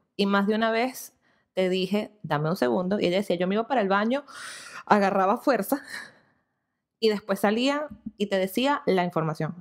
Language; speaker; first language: Spanish; native; Spanish